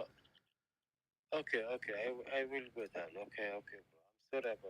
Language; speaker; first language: English; non-native, learner; Arabic